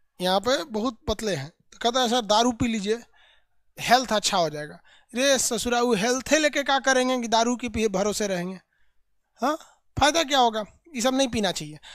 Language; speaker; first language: Hindi; native; Hindi